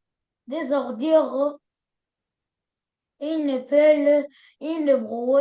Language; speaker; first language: French; non-native, learner; Arabic